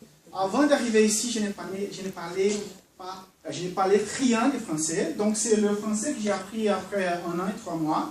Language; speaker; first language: French; non-native, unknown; Portuguese